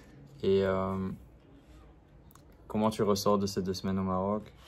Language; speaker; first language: French; native; French